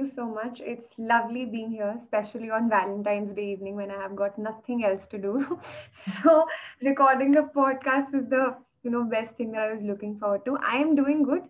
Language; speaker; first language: English; non-native, local second language; Hindi